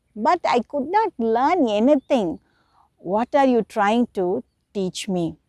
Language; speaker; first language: English; non-native, local second language; Tamil